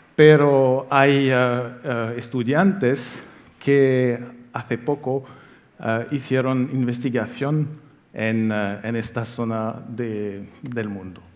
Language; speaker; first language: Spanish; non-native, fluent; French